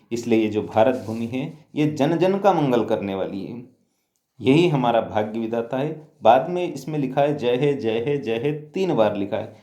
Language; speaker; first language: Hindi; native; Hindi